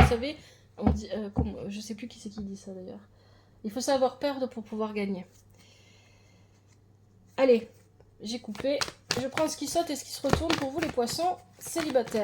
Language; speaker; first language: French; native; French